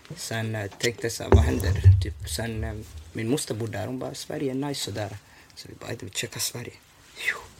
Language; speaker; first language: Swedish; early bilingual, other home language; Somali